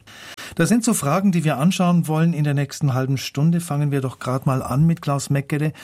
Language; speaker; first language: German; native; German